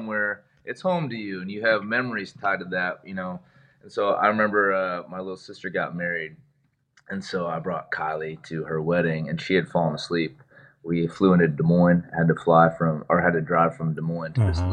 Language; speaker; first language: English; native; English